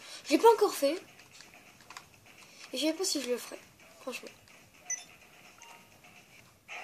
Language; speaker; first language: French; native; French